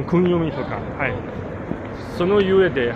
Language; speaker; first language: Japanese; non-native, learner; English